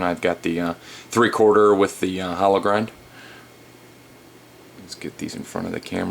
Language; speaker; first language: English; native; English